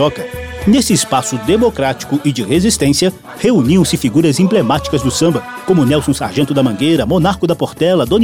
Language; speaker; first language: Portuguese; native; Portuguese